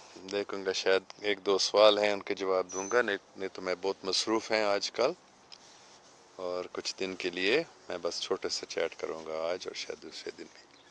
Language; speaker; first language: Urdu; non-native, fluent; English